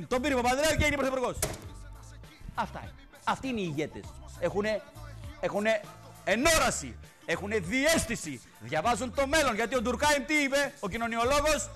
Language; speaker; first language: Greek; native; Greek